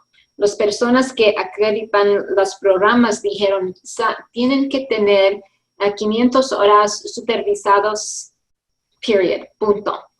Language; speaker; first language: Spanish; early bilingual, heritage; English